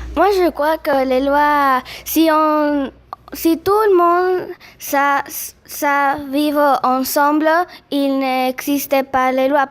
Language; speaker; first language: French; non-native, learner; Spanish